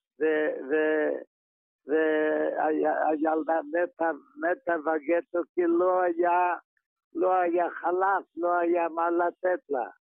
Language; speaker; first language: Hebrew; non-native, fluent; Yiddish